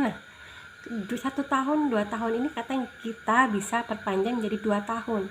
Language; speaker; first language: Indonesian; native; Indonesian